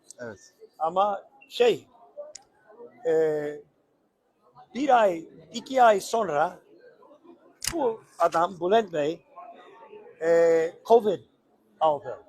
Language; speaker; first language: Turkish; non-native, learner; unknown